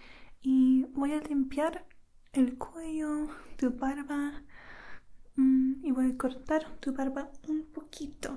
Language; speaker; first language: Spanish; non-native, learner; English